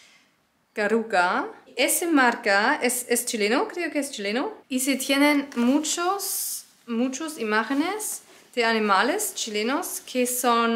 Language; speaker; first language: Spanish; non-native, learner; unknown